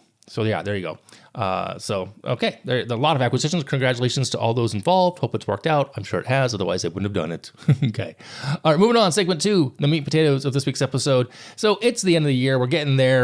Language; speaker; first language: English; native; English